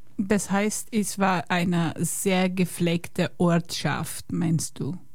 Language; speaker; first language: German; non-native, fluent; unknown